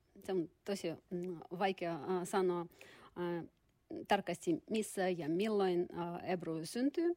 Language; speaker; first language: Finnish; non-native, learner; Russian